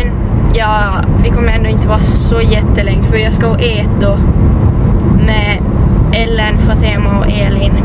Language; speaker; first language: Swedish; native; Swedish